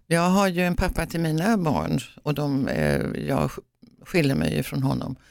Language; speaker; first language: Swedish; native; Swedish